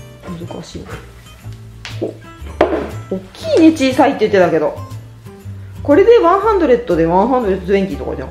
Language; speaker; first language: Japanese; native; Japanese